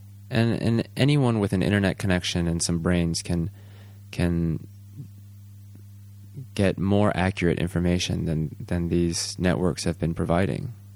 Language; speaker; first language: English; native; English